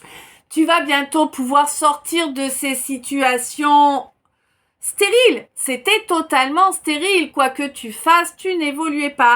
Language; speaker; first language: French; native; French